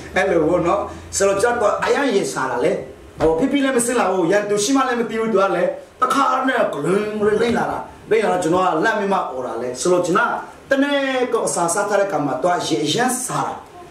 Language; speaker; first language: Burmese; non-native, local second language; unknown